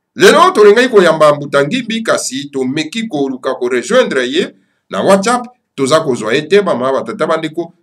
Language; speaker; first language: French; non-native, local second language; Lingala